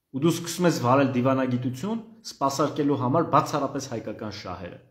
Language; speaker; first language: Armenian; native; Armenian